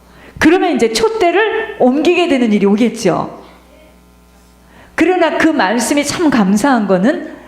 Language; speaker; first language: Korean; native; Korean